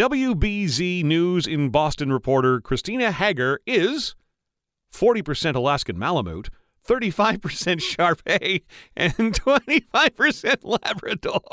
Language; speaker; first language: English; native; English